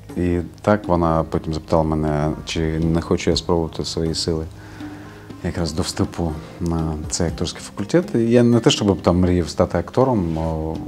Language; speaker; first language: Ukrainian; non-native, local second language; Crimean Tatar